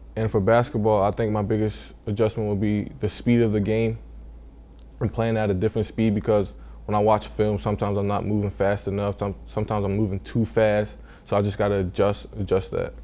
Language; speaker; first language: English; native; English